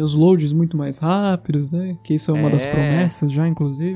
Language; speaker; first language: Portuguese; native; Portuguese